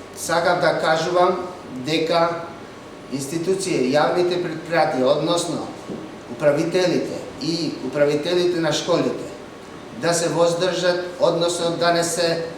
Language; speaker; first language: Macedonian; non-native, local second language; Albanian